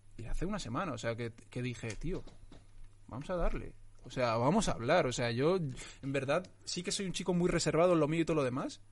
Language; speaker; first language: Spanish; early bilingual, other home language; Arabic